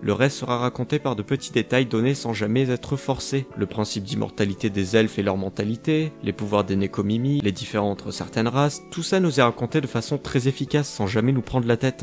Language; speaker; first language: French; native; French